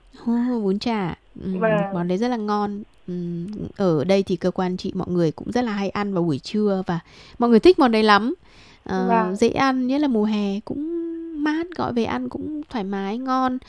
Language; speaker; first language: Vietnamese; native; Vietnamese